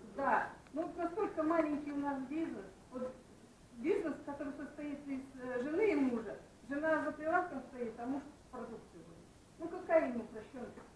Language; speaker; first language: Russian; native; Russian